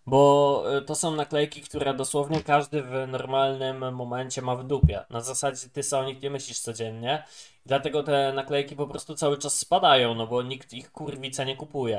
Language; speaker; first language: Polish; native; Polish